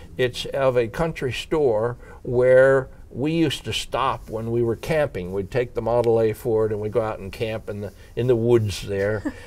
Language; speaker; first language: English; native; English